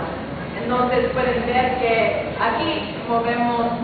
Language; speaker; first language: Spanish; non-native, fluent; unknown